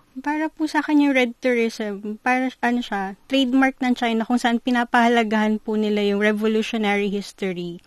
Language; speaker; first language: Filipino; native; Filipino